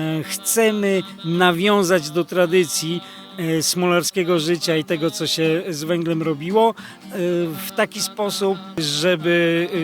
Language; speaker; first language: Polish; native; Polish